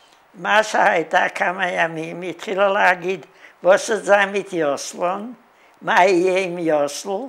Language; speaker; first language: Hebrew; non-native, fluent; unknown